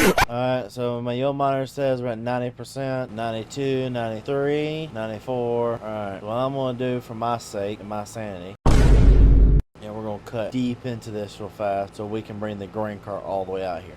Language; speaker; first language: English; native; English